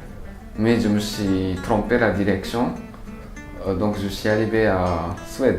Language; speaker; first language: French; non-native, learner; Japanese